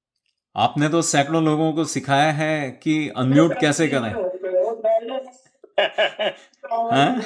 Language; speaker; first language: Hindi; native; Hindi